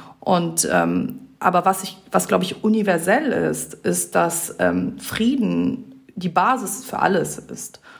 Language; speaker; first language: German; early bilingual, other home language; Persian